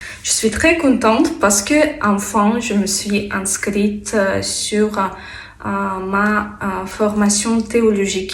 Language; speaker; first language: French; non-native, fluent; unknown